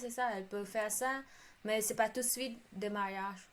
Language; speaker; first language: French; non-native, learner; Khmer